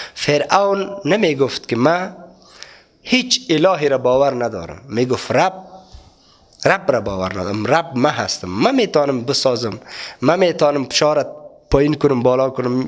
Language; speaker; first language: Persian; native; Persian